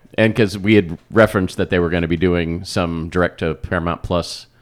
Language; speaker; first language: English; native; English